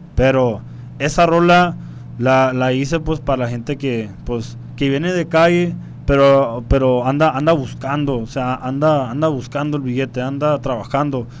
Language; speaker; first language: Spanish; early bilingual, heritage; Spanish